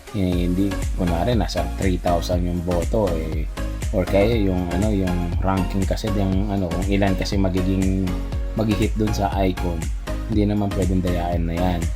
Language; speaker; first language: Filipino; non-native, local second language; Pampanga